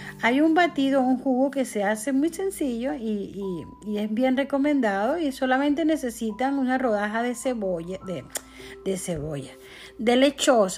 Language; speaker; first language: Spanish; native; Spanish